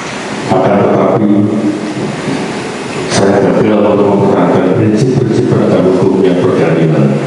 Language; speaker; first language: Indonesian; non-native, local second language; Javanese